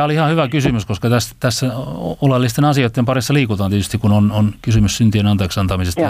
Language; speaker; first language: Finnish; native; Finnish